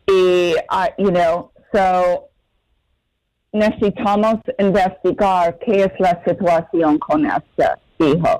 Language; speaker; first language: Spanish; non-native, fluent; English